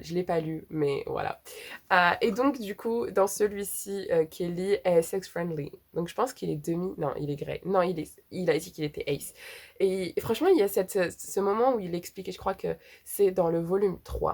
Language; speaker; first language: French; native; French